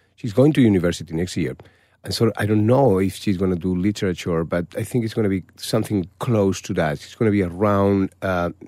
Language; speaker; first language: English; non-native, fluent; Spanish